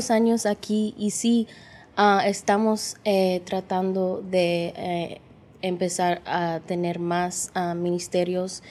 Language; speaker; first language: Spanish; early bilingual, heritage; English